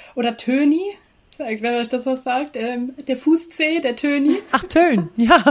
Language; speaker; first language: German; native; German